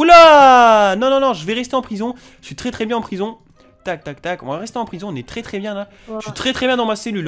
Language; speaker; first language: French; native; French